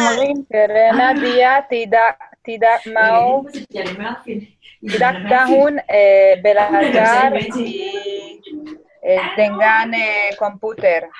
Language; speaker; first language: Indonesian; non-native, learner; Hebrew